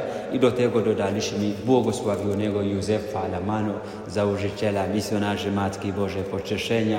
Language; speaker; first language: Polish; non-native, fluent; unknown